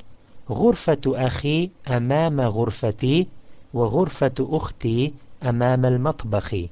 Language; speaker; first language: Arabic; non-native, fluent; English